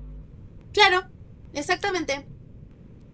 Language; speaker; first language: Spanish; native; Spanish